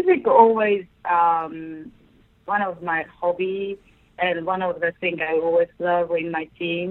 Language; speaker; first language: English; non-native, fluent; Japanese